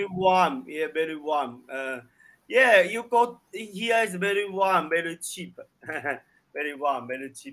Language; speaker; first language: English; non-native, learner; Chinese